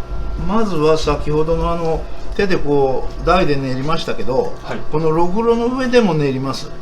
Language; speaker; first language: Japanese; native; Japanese